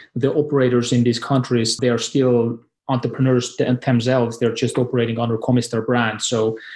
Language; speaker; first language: English; non-native, fluent; Estonian